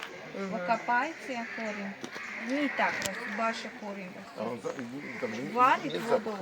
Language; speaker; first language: Russian; non-native, learner; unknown